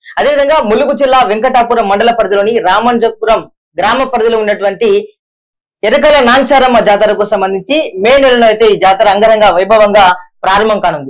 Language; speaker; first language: Telugu; native; Telugu